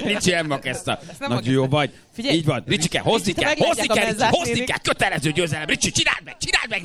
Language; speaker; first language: Hungarian; native; Hungarian